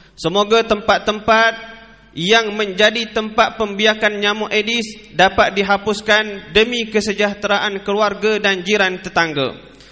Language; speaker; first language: Malay; native; Malay